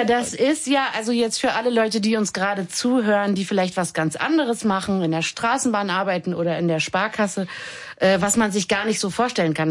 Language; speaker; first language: German; native; German